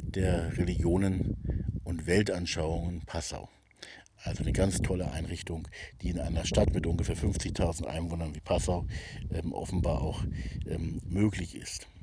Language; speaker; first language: German; native; German